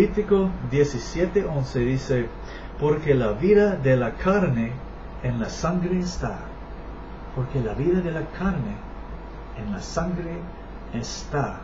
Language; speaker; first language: Spanish; non-native, learner; English